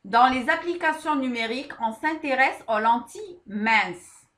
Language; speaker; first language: French; non-native, local second language; Arabic